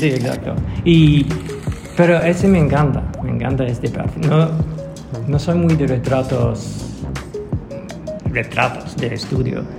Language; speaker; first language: Spanish; non-native, learner; English